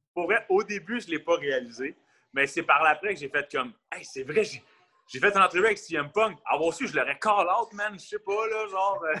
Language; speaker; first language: French; native; French